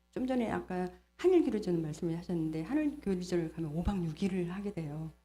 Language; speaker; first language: Korean; native; Korean